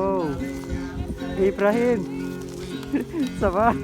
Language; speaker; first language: French; non-native, learner; Jarai